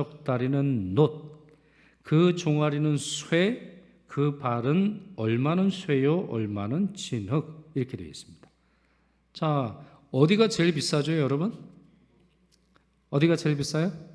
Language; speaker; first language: Korean; native; Korean